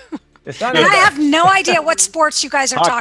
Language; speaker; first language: English; native; English